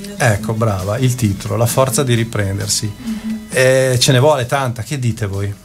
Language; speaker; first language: Italian; native; Italian